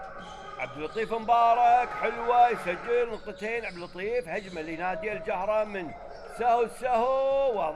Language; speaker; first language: Arabic; native; Arabic